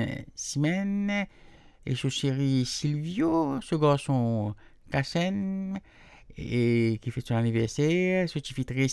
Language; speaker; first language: French; non-native, local second language; Morisyen